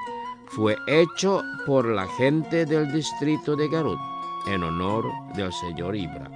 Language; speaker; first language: Spanish; non-native, fluent; Indonesian